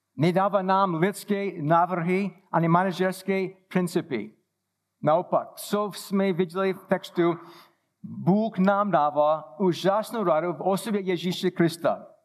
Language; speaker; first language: Czech; non-native, fluent; English